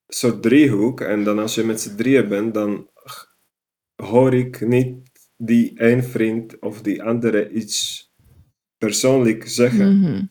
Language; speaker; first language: Dutch; non-native, fluent; Slovak